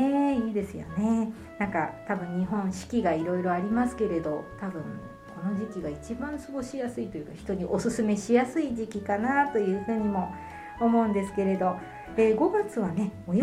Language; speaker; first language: Japanese; native; Japanese